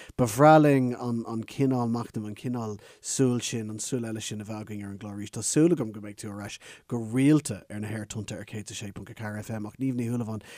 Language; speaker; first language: Irish; non-native, local second language; English